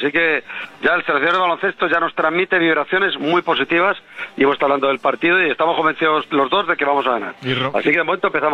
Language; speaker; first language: Spanish; native; Spanish